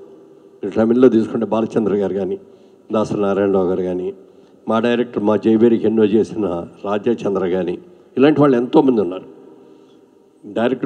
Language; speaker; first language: Telugu; native; Telugu